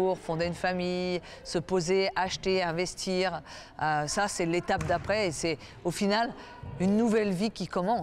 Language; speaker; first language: French; native; French